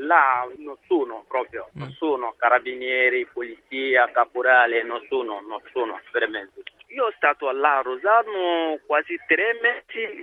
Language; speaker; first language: Italian; non-native, learner; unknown